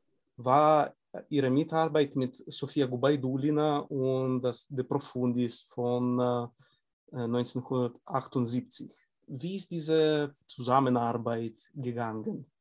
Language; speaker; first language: German; non-native, fluent; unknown